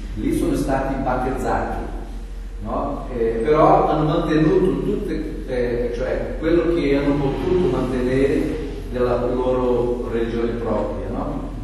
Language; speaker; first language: Italian; non-native, fluent; Portuguese